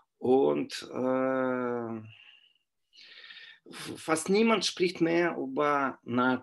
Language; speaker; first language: German; non-native, fluent; Russian